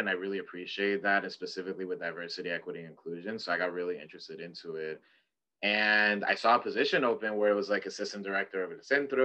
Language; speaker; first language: English; native; English